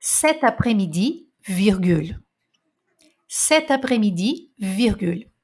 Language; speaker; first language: French; non-native, fluent; Portuguese